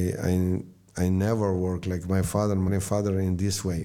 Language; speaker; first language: English; non-native, learner; Slovenian